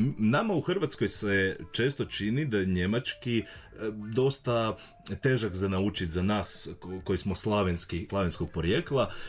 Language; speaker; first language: Croatian; native; Croatian